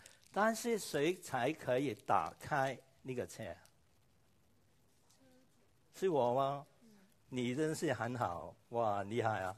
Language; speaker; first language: Chinese; non-native, local second language; Cantonese